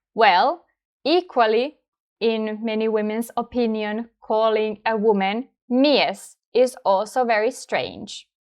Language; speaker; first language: English; non-native, fluent; Finnish